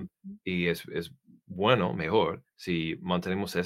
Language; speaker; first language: Spanish; non-native, fluent; English